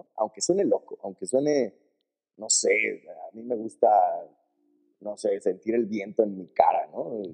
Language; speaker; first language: Spanish; native; Spanish